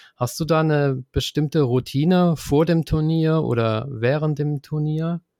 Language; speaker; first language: German; native; German